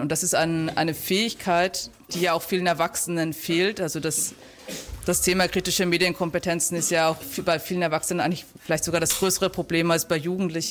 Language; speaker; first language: German; native; German